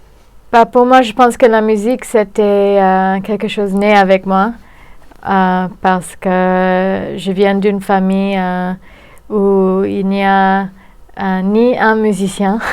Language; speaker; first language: French; non-native, fluent; English